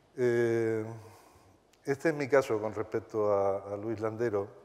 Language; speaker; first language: Spanish; native; Spanish